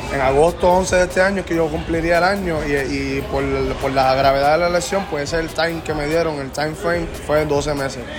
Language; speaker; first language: Spanish; native; Spanish